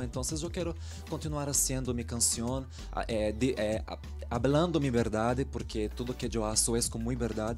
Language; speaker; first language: Spanish; non-native, learner; Portuguese